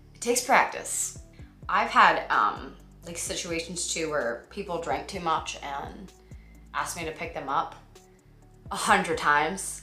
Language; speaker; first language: English; native; English